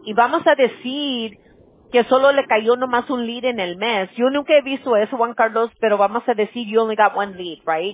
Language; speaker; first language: Spanish; early bilingual, heritage; Spanish